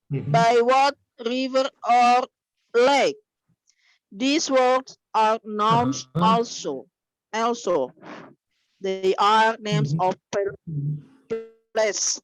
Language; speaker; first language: English; non-native, learner; Indonesian